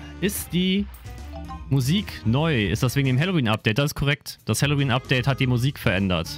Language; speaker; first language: German; native; German